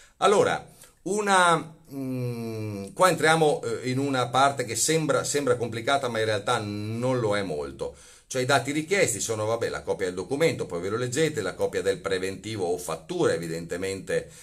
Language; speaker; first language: Italian; native; Italian